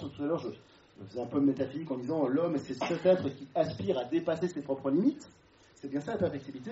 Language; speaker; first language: French; native; French